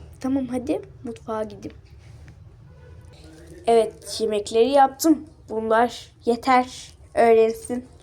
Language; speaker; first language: Turkish; early bilingual, other home language; Arabic